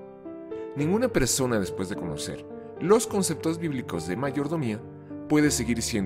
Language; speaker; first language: Spanish; native; Spanish